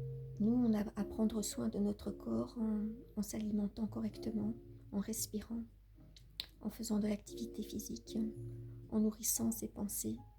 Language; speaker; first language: French; native; French